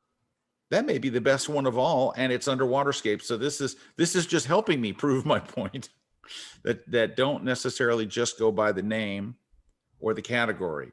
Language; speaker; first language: English; native; English